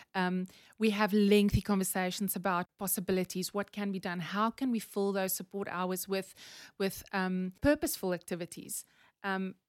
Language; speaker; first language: English; non-native, local second language; Afrikaans